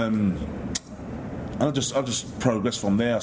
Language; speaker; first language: English; native; English